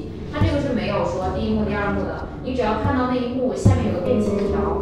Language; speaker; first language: Chinese; native; Chinese